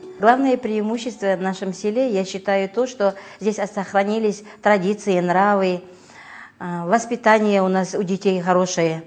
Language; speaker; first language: Russian; non-native, local second language; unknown